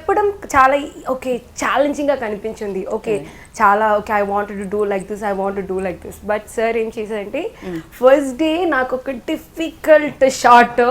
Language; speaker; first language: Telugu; non-native, learner; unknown